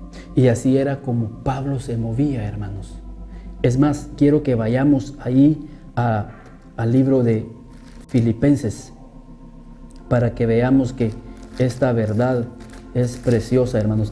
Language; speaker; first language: Spanish; native; Spanish